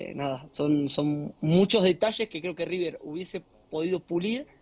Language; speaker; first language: Spanish; native; Spanish